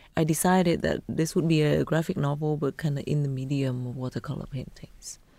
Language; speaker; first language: English; non-native, fluent; Vietnamese